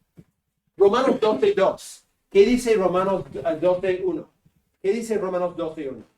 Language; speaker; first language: Spanish; non-native, fluent; English